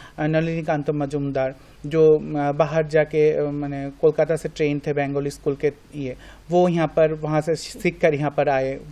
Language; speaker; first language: Hindi; non-native, local second language; Bangla